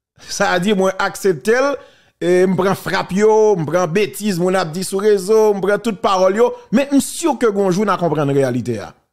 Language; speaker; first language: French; non-native, local second language; Haitian Creole